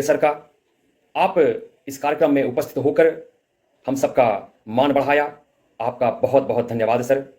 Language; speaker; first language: Hindi; native; Hindi